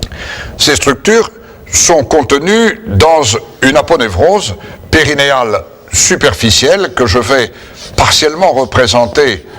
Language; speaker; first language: French; native; French